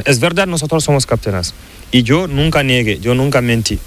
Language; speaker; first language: Spanish; non-native, learner; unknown